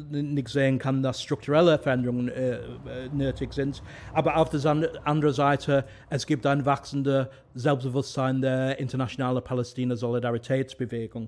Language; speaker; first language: German; non-native, fluent; English